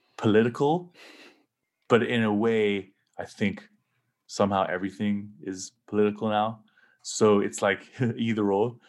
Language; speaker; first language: English; native; English